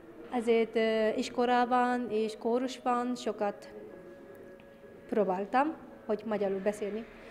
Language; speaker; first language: Hungarian; non-native, learner; Japanese